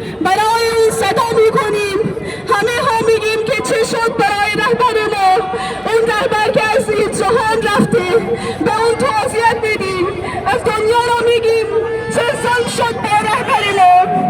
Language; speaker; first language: Persian; non-native, learner; Urdu